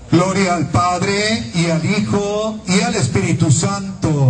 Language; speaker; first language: Spanish; native; Spanish